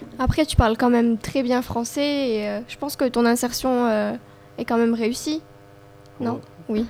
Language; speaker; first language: French; native; French